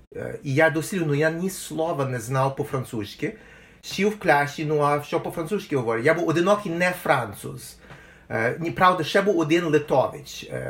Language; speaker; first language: Ukrainian; early bilingual, heritage; Ukrainian